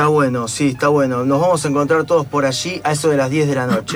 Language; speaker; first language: Spanish; native; Spanish